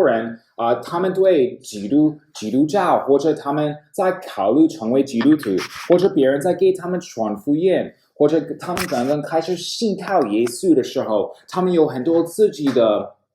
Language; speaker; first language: Chinese; non-native, fluent; English